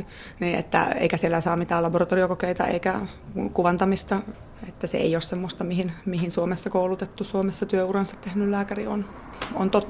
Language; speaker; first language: Finnish; native; Finnish